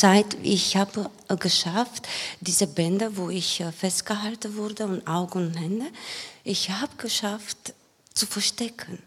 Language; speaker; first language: German; non-native, learner; Romanian